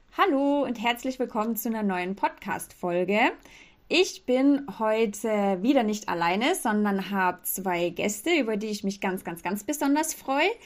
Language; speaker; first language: German; native; German